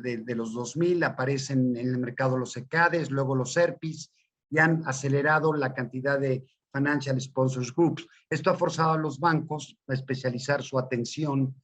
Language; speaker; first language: Spanish; native; Spanish